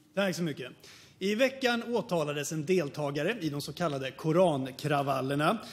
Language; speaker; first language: Swedish; native; Swedish